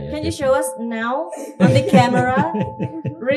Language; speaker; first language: English; non-native, fluent; Indonesian